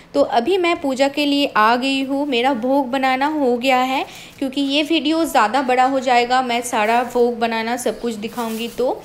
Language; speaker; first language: Hindi; non-native, local second language; Bangla